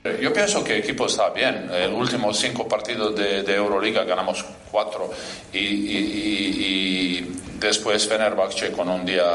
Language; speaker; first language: Spanish; non-native, fluent; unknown